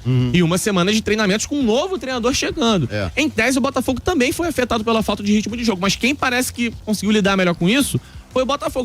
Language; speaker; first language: Portuguese; native; Portuguese